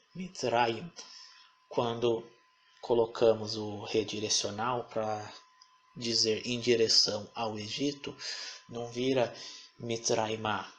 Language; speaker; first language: Portuguese; native; Portuguese